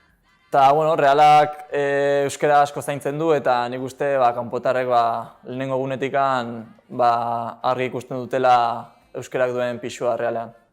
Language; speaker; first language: Basque; non-native, local second language; Spanish